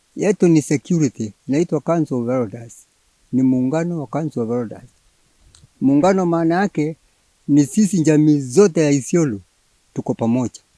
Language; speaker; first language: Swahili; non-native, local second language; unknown